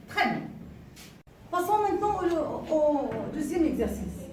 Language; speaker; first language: French; non-native, local second language; Arabic